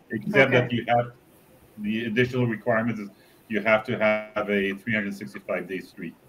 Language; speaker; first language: English; native; English